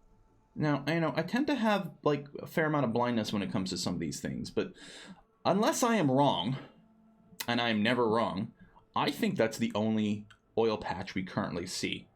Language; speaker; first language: English; native; English